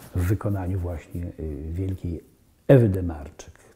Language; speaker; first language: Polish; native; Polish